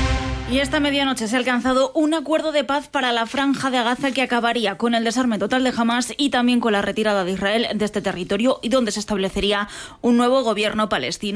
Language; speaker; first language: Spanish; native; Spanish